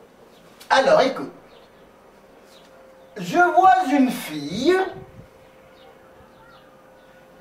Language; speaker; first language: French; non-native, local second language; Arabic